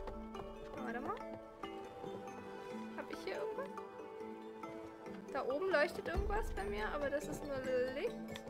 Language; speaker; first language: German; native; German